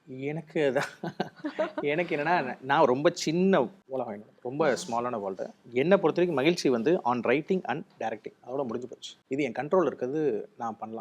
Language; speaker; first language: Tamil; native; Tamil